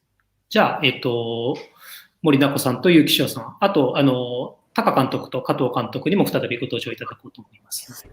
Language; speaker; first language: Japanese; native; Japanese